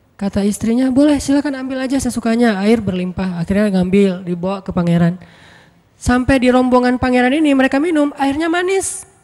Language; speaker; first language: Indonesian; native; Indonesian